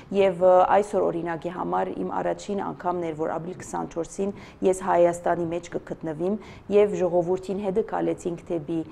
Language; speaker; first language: Armenian; early bilingual, heritage; Armenian